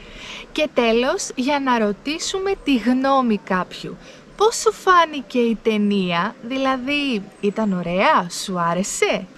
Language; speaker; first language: Greek; native; Greek